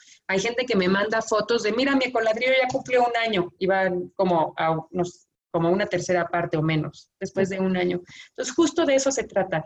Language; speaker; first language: Spanish; native; Spanish